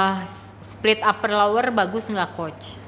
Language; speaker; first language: Indonesian; native; Indonesian